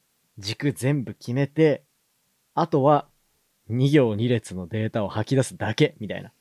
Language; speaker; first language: Japanese; native; Japanese